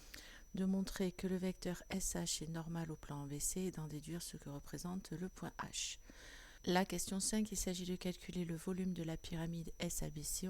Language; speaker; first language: French; native; French